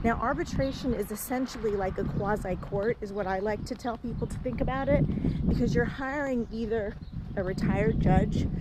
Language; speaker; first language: English; native; English